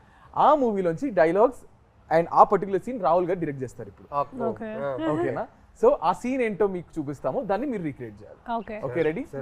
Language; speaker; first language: Telugu; native; Telugu